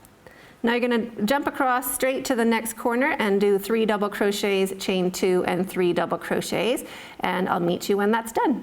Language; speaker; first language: English; native; English